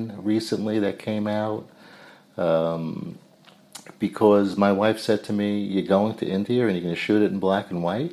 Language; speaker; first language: English; native; English